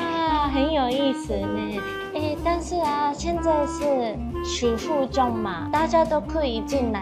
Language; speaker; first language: Chinese; non-native, fluent; Japanese